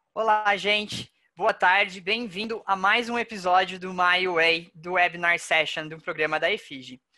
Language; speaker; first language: Portuguese; native; Portuguese